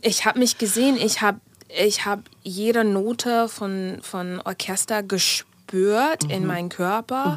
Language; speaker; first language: German; non-native, fluent; English